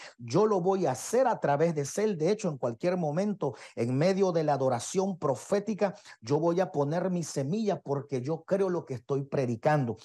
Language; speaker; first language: Spanish; native; Spanish